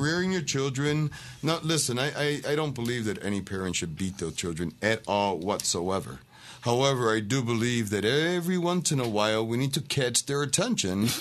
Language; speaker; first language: English; early bilingual, other home language; Spanish